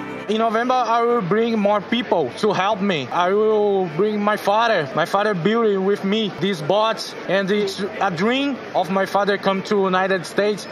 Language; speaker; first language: English; non-native, learner; Portuguese